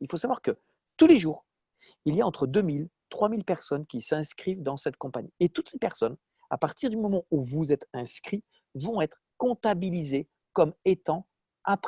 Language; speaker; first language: French; native; French